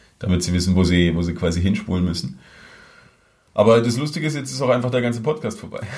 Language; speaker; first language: German; native; German